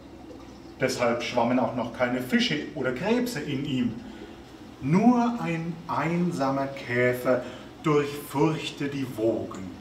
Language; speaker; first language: German; native; German